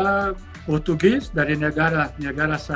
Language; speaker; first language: Indonesian; non-native, fluent; Portuguese